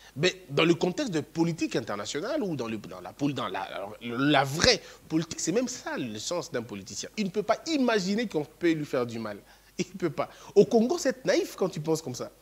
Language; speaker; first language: French; non-native, local second language; Lingala